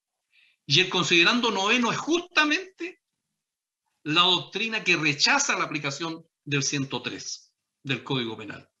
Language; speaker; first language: Spanish; native; Spanish